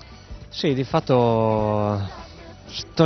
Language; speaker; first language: Italian; native; Italian